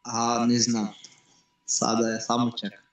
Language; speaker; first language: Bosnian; non-native, learner; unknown